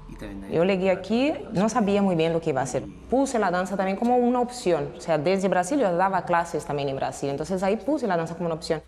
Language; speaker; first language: Spanish; non-native, fluent; Portuguese